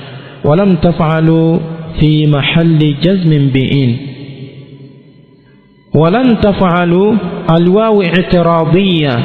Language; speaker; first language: Arabic; non-native, fluent; Swahili